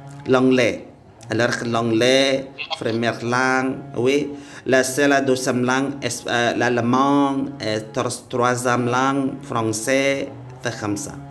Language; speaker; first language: French; non-native, learner; Indonesian